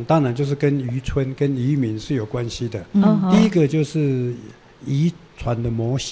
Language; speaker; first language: Chinese; native; Chinese